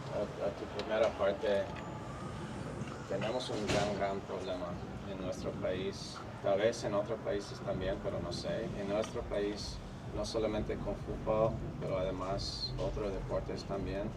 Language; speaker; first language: Spanish; non-native, fluent; English